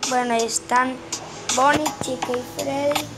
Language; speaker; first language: Spanish; native; Spanish